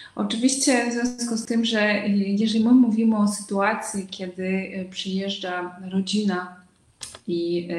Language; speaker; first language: Polish; non-native, fluent; Uzbek